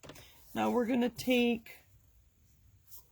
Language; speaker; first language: English; native; English